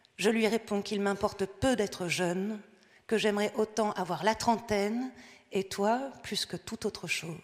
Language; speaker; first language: French; early bilingual, heritage; French